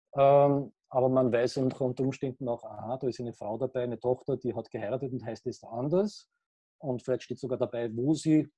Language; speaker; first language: German; native; German